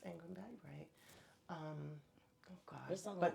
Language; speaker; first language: English; native; English